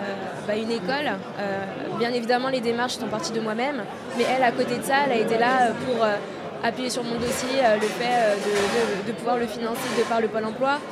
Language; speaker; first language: French; native; French